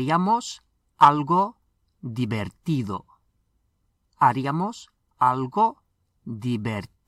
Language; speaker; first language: Spanish; non-native, fluent; English